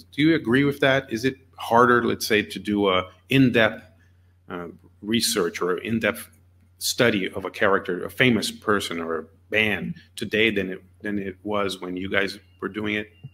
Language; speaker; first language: English; non-native, fluent; Portuguese